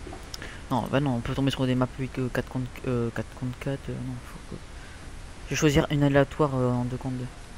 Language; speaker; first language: French; native; French